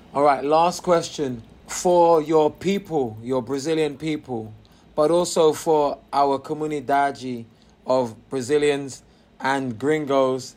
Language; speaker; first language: English; native; English